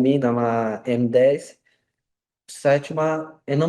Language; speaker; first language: Indonesian; non-native, learner; Portuguese